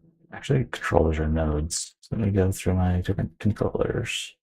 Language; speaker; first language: English; native; English